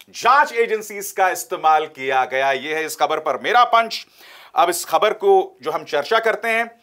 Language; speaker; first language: Hindi; native; Hindi